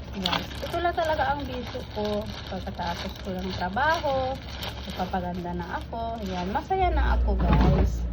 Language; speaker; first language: Filipino; non-native, local second language; Iloko